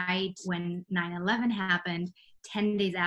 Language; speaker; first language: English; non-native, fluent; German